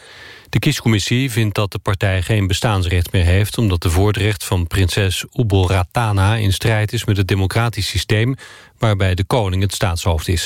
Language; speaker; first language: Dutch; native; Dutch